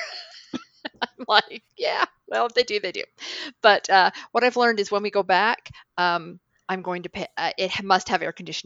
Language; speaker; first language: English; native; English